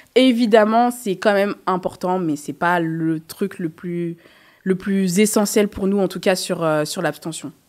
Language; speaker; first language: French; native; French